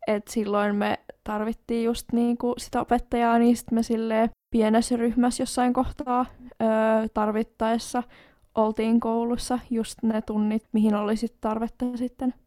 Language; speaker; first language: Finnish; non-native, local second language; Swedish